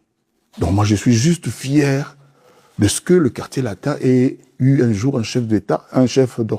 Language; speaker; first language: French; non-native, local second language; Lingala